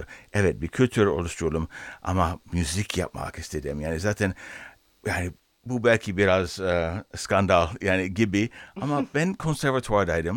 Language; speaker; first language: Turkish; non-native, learner; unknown